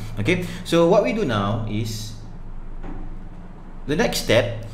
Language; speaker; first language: English; non-native, local second language; Malay